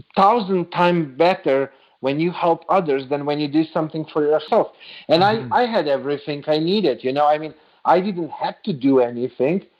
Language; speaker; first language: English; non-native, fluent; Slovenian